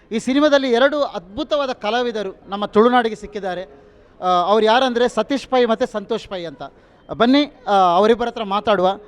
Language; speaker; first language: Kannada; non-native, local second language; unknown